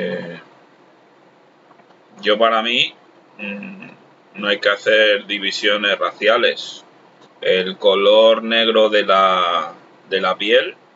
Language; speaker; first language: Spanish; non-native, local second language; Catalan